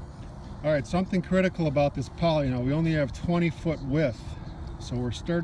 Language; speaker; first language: English; native; English